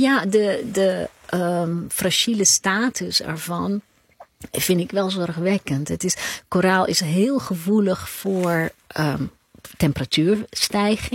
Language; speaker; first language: Dutch; native; Dutch